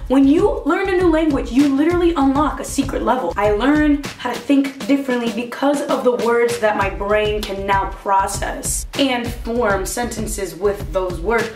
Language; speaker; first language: English; early bilingual, other home language; Portuguese